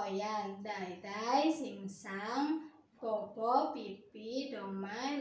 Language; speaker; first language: Cantonese; non-native, learner; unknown